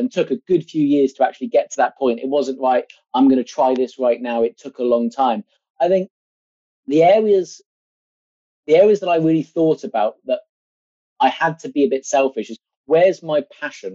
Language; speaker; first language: English; native; English